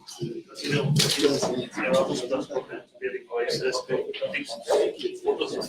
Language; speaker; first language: English; non-native, local second language; Malay